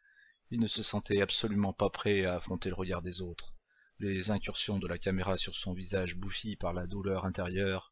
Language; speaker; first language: French; native; French